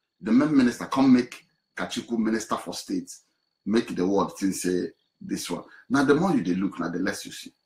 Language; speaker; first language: Nigerian Pidgin; non-native, local second language; Igbo